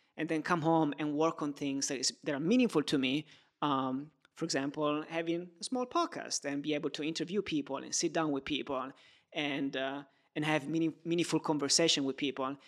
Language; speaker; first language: English; non-native, fluent; Italian